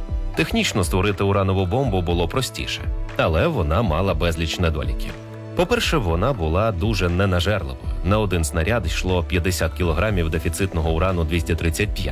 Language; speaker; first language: Ukrainian; native; Ukrainian